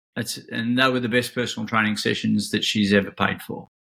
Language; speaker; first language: English; native; English